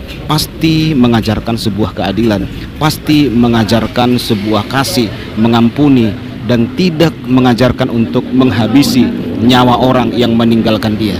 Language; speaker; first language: Indonesian; native; Indonesian